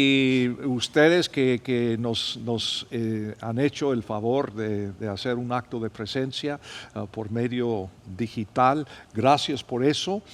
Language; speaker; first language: Spanish; non-native, fluent; English